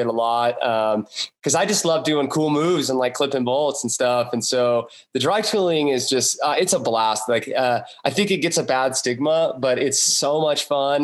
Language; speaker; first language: English; native; English